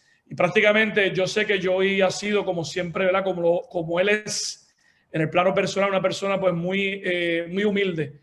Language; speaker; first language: Spanish; native; Spanish